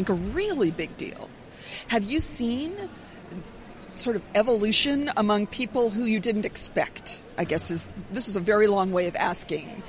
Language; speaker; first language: English; native; English